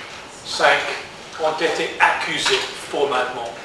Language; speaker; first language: French; non-native, learner; English